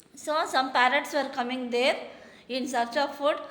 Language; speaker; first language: English; non-native, local second language; Kannada